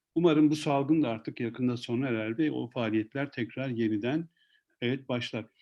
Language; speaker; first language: Turkish; native; Turkish